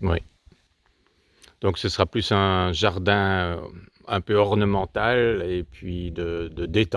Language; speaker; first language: French; native; French